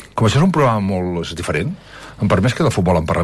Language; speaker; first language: Catalan; native; Catalan